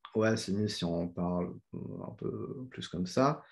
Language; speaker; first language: French; non-native, fluent; English